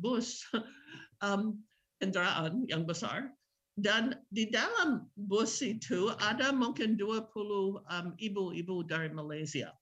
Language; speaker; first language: Indonesian; non-native, fluent; English